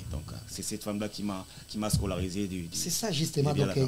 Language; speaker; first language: French; non-native, local second language; Lingala